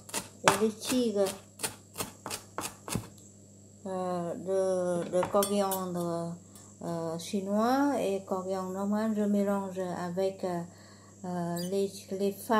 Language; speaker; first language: French; non-native, learner; Vietnamese